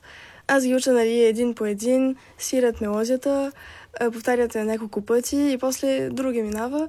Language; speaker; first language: Bulgarian; early bilingual, heritage; French